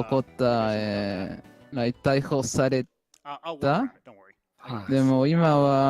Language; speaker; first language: Japanese; non-native, learner; Spanish